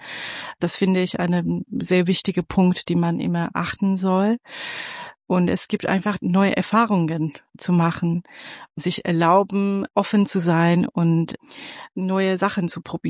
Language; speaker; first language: German; non-native, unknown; Persian